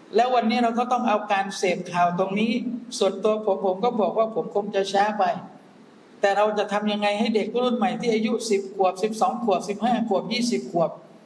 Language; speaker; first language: Thai; non-native, local second language; Malay